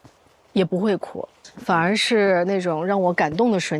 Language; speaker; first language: Chinese; native; Chinese